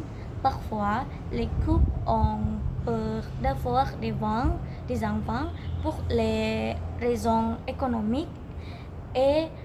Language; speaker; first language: French; non-native, learner; Indonesian